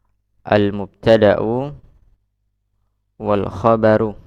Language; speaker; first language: Arabic; non-native, fluent; Indonesian